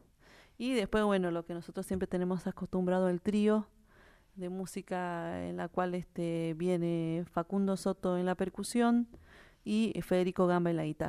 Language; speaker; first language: Spanish; native; Spanish